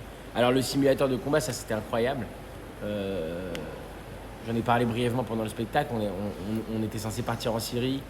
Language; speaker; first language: French; native; French